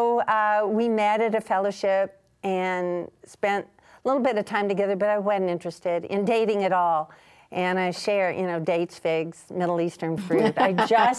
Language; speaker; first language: English; native; English